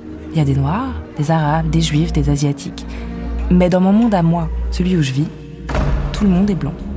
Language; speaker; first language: French; native; French